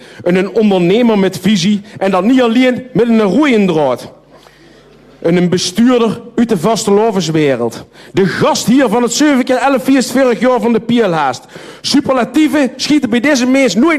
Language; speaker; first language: Dutch; native; Dutch